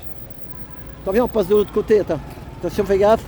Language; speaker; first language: French; native; French